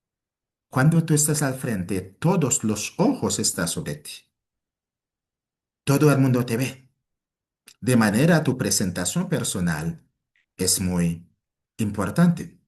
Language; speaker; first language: Spanish; non-native, fluent; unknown